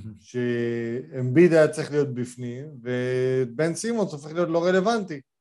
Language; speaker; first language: Hebrew; native; Hebrew